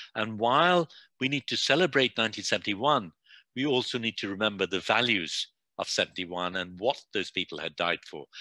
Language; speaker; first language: English; non-native, local second language; Bangla